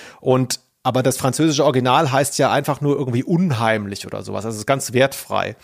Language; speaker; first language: German; native; German